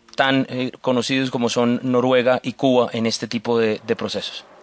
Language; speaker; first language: Spanish; native; Spanish